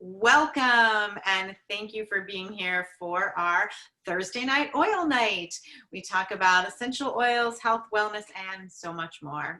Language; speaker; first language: English; native; English